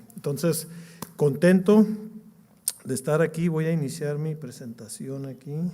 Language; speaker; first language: Spanish; native; Spanish